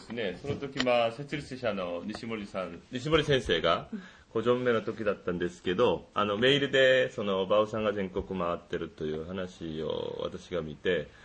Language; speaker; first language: Japanese; non-native, fluent; Korean